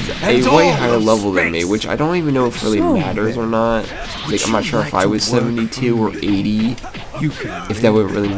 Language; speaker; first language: English; native; English